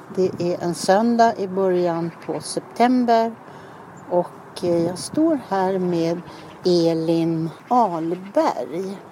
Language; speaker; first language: Swedish; native; Swedish